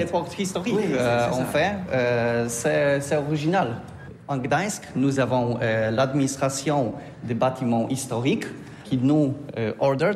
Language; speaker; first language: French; non-native, learner; Polish